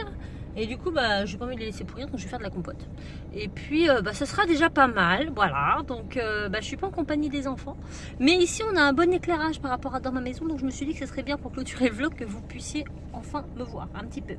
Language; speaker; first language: French; native; French